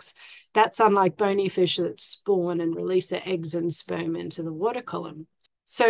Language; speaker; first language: English; native; English